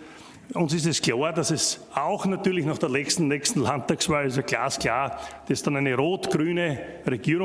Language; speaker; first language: German; native; German